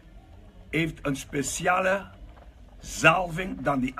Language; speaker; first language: Dutch; non-native, local second language; Papiamento